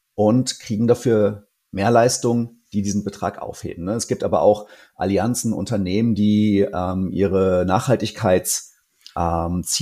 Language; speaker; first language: German; native; German